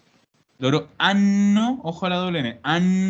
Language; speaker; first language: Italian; non-native, fluent; Spanish